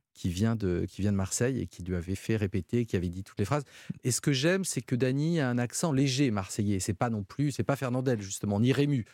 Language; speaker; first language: French; native; French